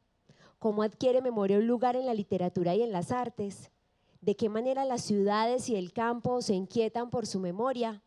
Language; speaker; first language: Spanish; native; Spanish